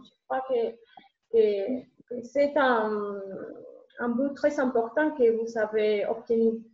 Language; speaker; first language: French; non-native, learner; Spanish